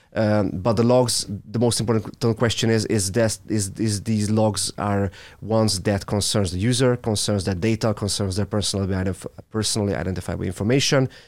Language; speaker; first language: English; non-native, fluent; Hungarian